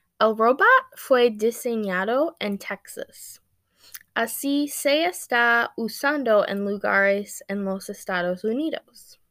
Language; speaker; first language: Spanish; non-native, learner; English